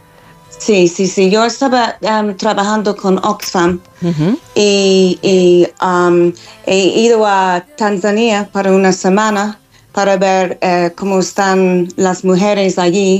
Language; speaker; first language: Spanish; non-native, learner; English